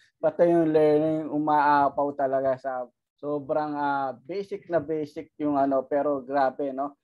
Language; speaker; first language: Filipino; native; Filipino